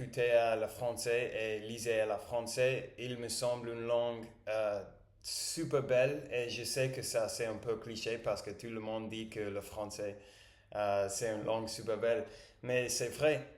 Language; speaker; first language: French; non-native, learner; English